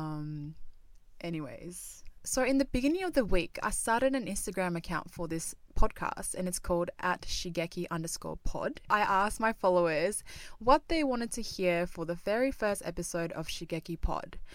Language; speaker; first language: English; non-native, fluent; Japanese